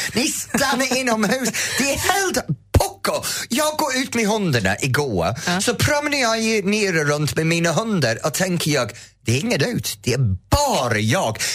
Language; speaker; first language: Swedish; non-native, fluent; English